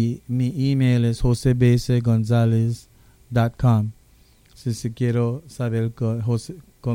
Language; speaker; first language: Spanish; non-native, local second language; English